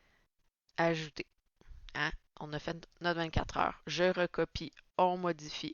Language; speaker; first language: French; native; French